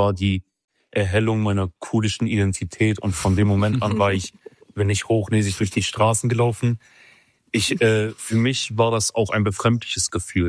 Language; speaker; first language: German; early bilingual, other home language; Kurdish